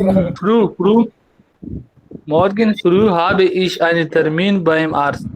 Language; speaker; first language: German; non-native, learner; Urdu